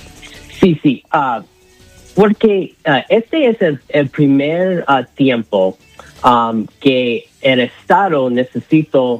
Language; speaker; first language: Spanish; non-native, learner; English